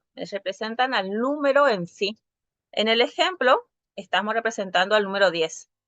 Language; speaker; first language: Spanish; native; Spanish